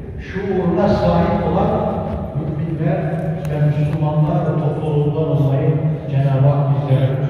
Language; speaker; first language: Turkish; native; Turkish